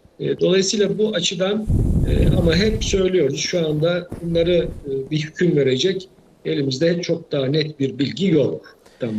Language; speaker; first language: Turkish; native; Turkish